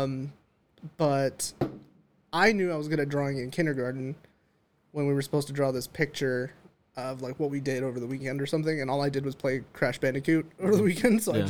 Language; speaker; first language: English; native; English